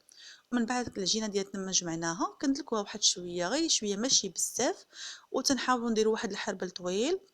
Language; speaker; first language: Arabic; native; Arabic